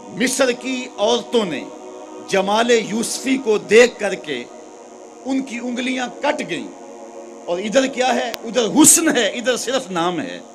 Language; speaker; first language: Urdu; non-native, local second language; Punjabi